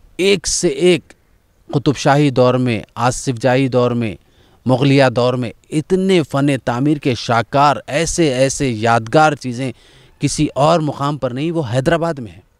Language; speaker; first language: Hindi; non-native, local second language; Urdu